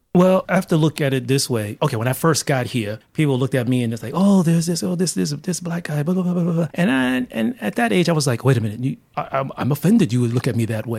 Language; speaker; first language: English; native; English